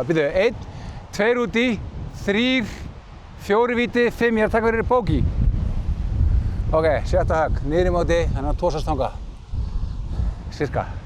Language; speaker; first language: Icelandic; native; Icelandic